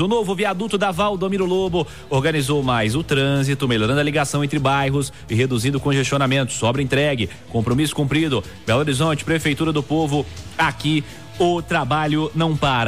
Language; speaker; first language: Portuguese; native; Portuguese